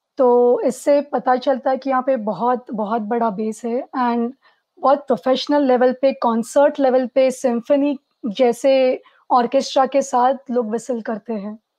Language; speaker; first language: Hindi; non-native, local second language; Marathi